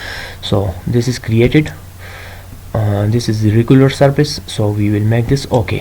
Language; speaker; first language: English; non-native, local second language; Urdu